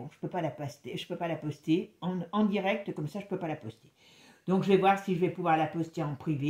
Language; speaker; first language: French; native; French